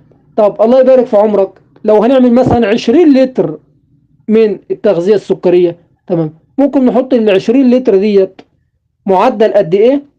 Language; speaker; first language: Arabic; native; Arabic